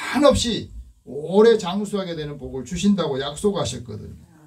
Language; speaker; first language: Korean; native; Korean